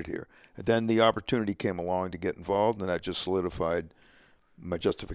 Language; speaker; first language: English; native; English